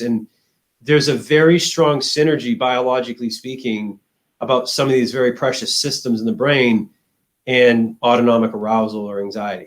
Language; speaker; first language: English; native; English